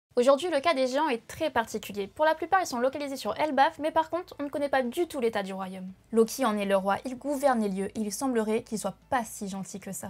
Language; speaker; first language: French; native; French